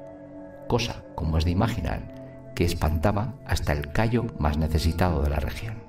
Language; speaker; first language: Spanish; native; Spanish